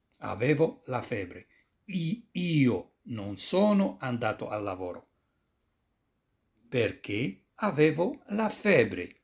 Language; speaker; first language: Italian; non-native, fluent; Arabic